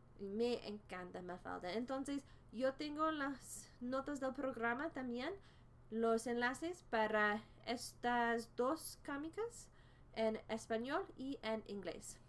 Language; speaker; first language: Spanish; non-native, fluent; English